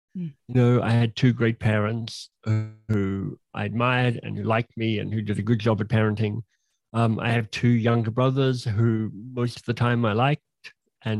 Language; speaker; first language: English; native; English